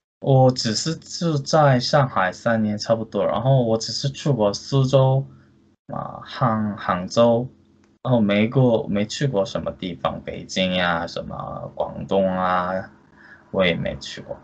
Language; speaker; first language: Chinese; non-native, fluent; Korean